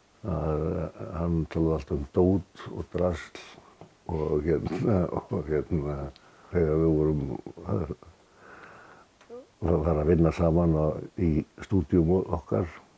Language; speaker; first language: Icelandic; native; Icelandic